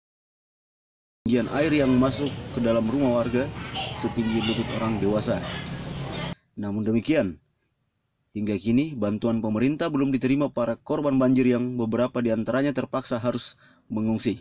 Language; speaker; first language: Indonesian; native; Indonesian